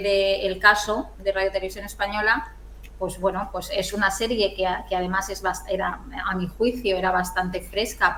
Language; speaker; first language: Spanish; native; Spanish